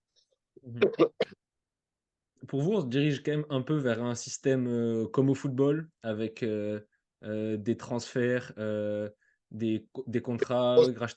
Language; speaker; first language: French; native; French